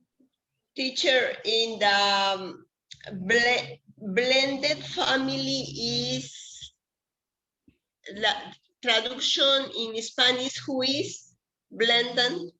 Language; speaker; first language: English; non-native, learner; Spanish